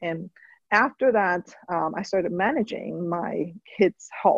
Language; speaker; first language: English; non-native, local second language; Cantonese